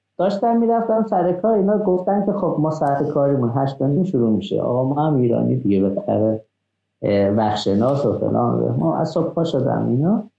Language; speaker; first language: Persian; non-native, local second language; Azerbaijani